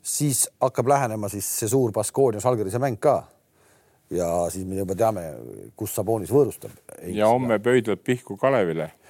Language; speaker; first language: Estonian; native; Estonian